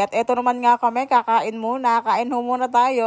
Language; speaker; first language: Filipino; native; Filipino